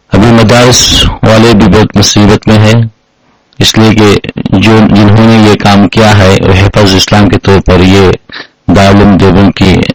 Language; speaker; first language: Urdu; non-native, fluent; Bangla